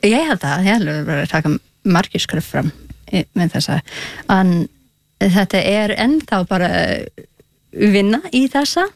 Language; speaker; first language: Icelandic; non-native, learner; Spanish